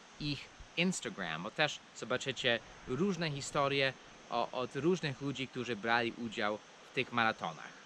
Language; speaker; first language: Polish; non-native, fluent; English